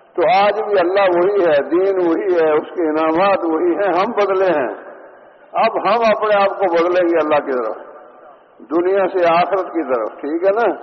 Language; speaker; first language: Urdu; native; Urdu